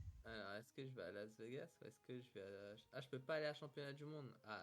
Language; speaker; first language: French; native; French